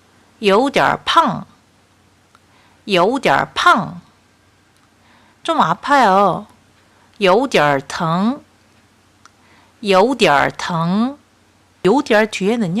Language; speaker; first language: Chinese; non-native, fluent; Korean